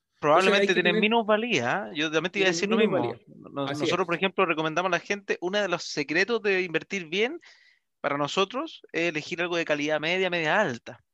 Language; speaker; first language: Spanish; native; Spanish